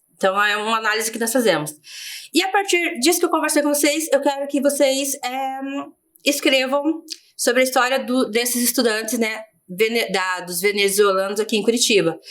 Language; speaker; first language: Portuguese; native; Portuguese